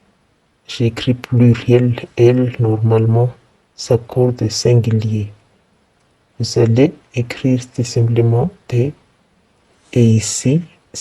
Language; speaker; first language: French; non-native, fluent; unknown